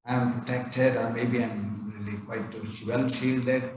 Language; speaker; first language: English; non-native, local second language; Kannada